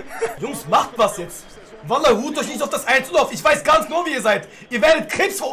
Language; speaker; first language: German; early bilingual, other home language; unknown